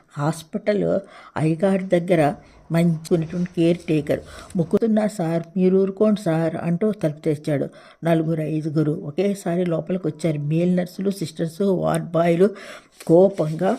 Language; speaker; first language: Telugu; native; Telugu